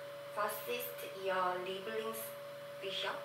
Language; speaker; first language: German; non-native, learner; Korean